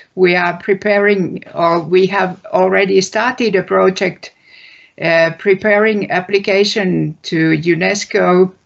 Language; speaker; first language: English; non-native, fluent; Finnish